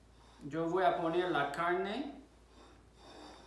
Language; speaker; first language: Spanish; non-native, fluent; English